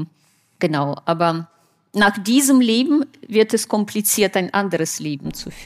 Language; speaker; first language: German; non-native, fluent; Russian